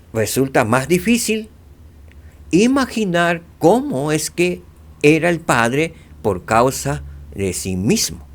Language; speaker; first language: Spanish; native; Spanish